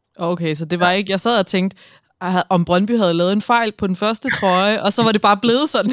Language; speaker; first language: Danish; native; Danish